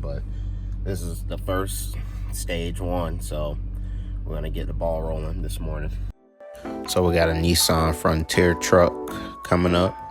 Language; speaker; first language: English; native; English